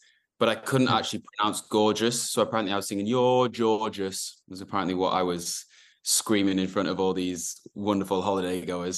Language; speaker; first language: English; native; English